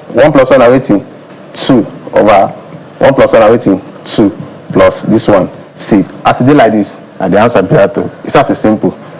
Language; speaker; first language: Nigerian Pidgin; native; Nigerian Pidgin